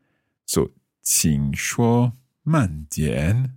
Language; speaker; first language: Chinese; non-native, learner; English